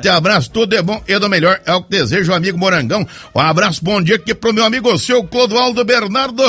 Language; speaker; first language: Portuguese; native; Portuguese